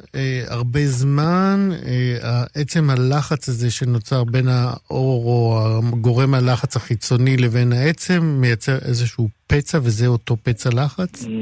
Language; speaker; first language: Hebrew; native; Hebrew